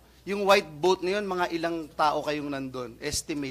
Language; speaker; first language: Filipino; native; Filipino